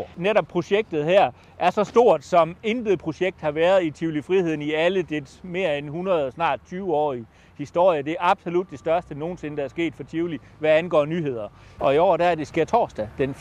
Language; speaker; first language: Danish; native; Danish